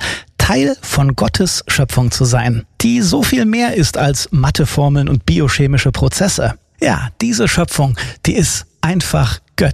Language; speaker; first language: German; native; German